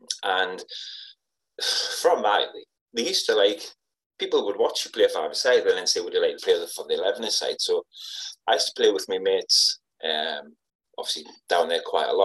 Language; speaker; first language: English; native; English